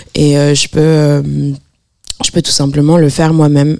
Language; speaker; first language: French; native; French